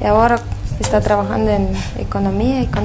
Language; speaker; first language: Spanish; non-native, fluent; Russian